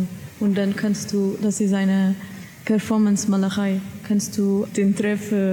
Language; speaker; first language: German; non-native, learner; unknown